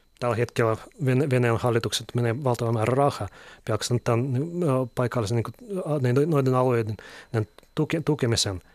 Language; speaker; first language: Finnish; non-native, fluent; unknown